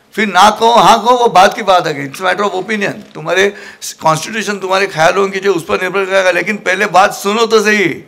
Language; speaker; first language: Hindi; non-native, local second language; Marathi